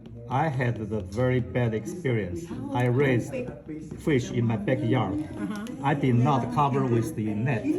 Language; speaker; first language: English; non-native, fluent; Chinese